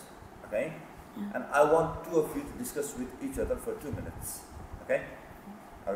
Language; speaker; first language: English; non-native, fluent; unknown